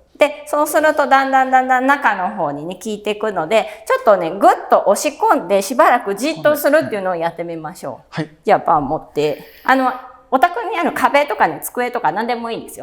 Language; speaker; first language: Japanese; native; Japanese